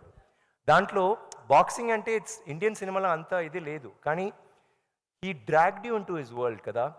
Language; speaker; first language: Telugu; non-native, learner; Tamil